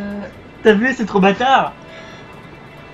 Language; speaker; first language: French; native; French